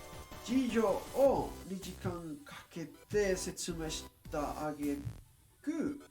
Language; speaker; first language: Japanese; non-native, learner; English